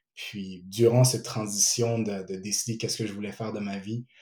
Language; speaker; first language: French; early bilingual, other home language; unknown